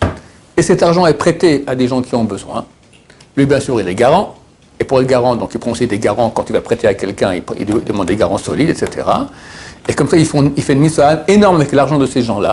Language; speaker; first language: French; native; French